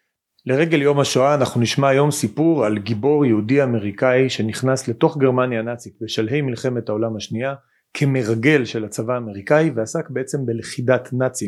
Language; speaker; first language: Hebrew; native; Hebrew